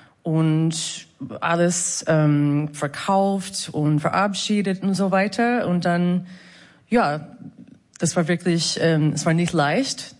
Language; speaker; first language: German; non-native, fluent; English